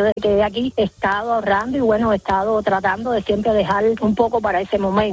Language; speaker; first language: Spanish; native; Spanish